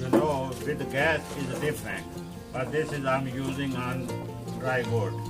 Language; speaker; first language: English; non-native, learner; Punjabi